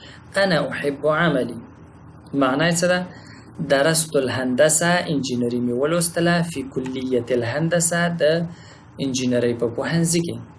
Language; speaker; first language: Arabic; non-native, fluent; Pashto